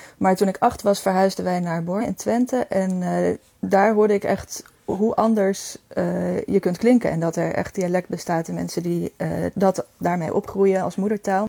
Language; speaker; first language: Dutch; native; Dutch